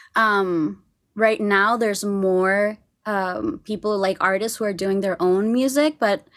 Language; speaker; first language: English; non-native, fluent; Spanish